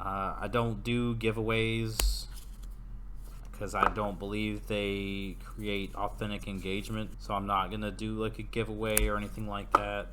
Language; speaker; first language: English; native; English